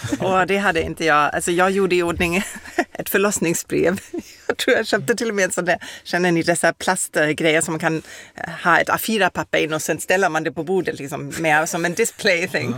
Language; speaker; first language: Swedish; non-native, fluent; German